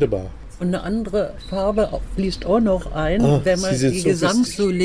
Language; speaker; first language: German; native; German